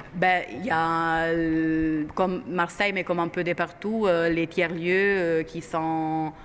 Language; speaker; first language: French; non-native, fluent; Italian